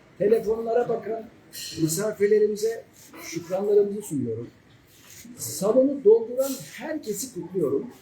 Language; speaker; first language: Turkish; native; Turkish